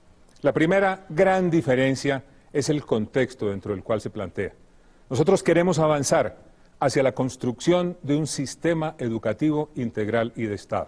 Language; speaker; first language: Spanish; native; Spanish